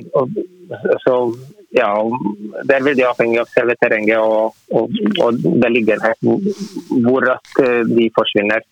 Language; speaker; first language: Norwegian; non-native, fluent; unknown